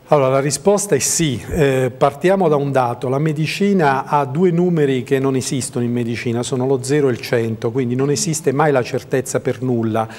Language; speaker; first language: Italian; native; Italian